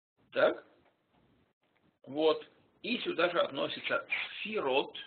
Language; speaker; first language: Russian; native; Russian